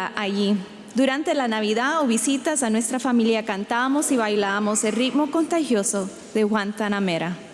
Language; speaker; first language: Spanish; early bilingual, heritage; Spanish